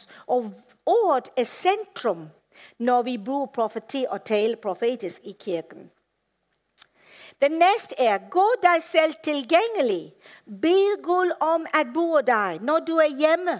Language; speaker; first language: Danish; non-native, fluent; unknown